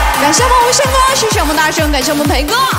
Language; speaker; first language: Chinese; native; Chinese